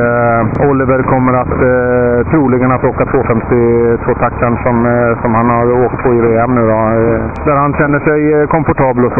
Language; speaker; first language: Swedish; native; Swedish